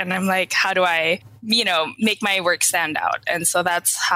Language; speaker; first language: English; non-native, local second language; Filipino